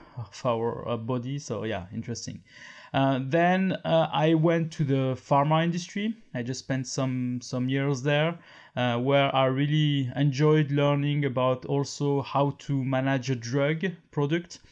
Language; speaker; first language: English; non-native, fluent; French